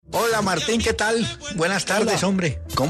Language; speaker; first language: Spanish; native; Spanish